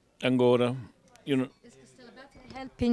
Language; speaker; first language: Italian; non-native, learner; Danish